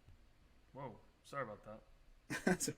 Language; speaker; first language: English; native; English